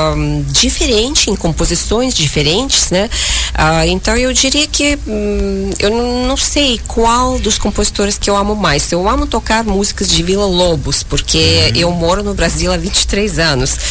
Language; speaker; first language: Portuguese; non-native, fluent; Russian